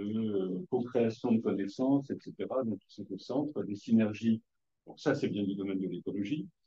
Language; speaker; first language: French; native; French